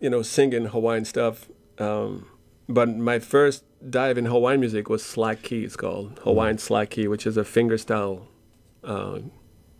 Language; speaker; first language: English; non-native, fluent; French